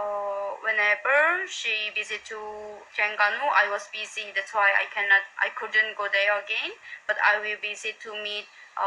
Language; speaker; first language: English; non-native, learner; Korean